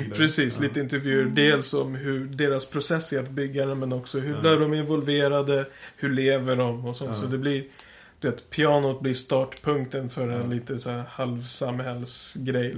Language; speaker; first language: Swedish; native; Swedish